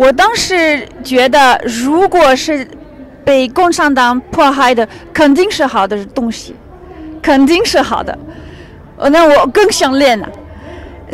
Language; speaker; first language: Chinese; non-native, fluent; French